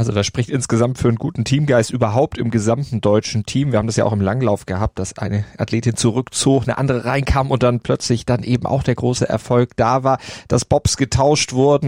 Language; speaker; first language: German; native; German